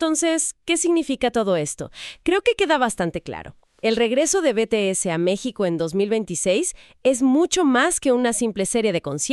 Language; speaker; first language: Spanish; native; Spanish